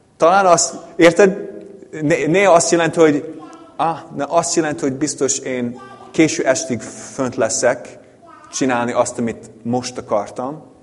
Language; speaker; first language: Hungarian; non-native, fluent; English